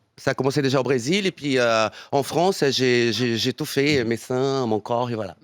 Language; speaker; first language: French; non-native, fluent; Portuguese